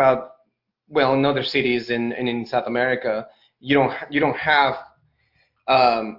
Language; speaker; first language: English; non-native, fluent; Spanish